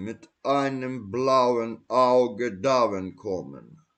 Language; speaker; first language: German; non-native, learner; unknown